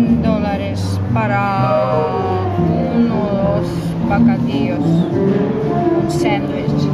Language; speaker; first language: Spanish; non-native, fluent; Russian